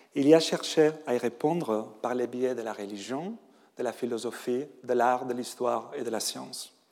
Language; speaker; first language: French; non-native, fluent; Spanish